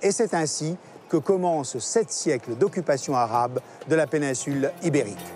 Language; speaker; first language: French; native; French